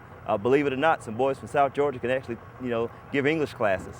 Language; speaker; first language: English; native; English